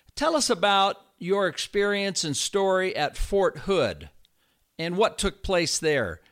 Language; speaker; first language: English; native; English